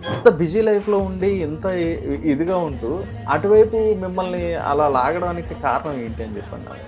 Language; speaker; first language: Telugu; native; Telugu